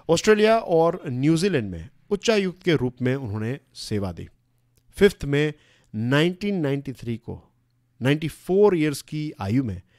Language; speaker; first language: Hindi; non-native, local second language; Gujarati